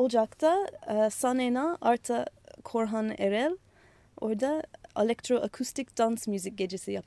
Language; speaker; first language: Turkish; non-native, fluent; English